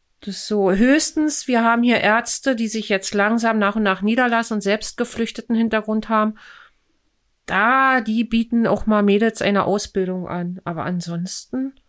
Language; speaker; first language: German; native; German